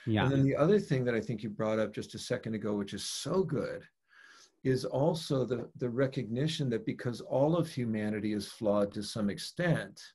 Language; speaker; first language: English; native; English